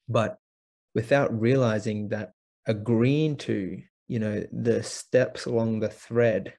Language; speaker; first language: English; native; English